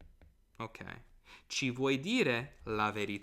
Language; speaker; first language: Italian; non-native, fluent; English